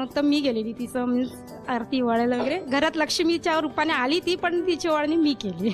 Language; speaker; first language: Marathi; non-native, local second language; Gujarati